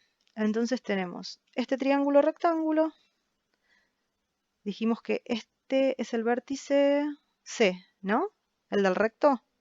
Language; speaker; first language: Spanish; native; Spanish